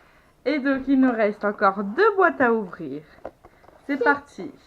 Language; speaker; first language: French; native; French